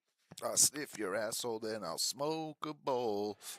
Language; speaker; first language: English; native; English